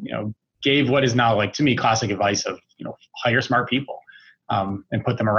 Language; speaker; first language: English; native; English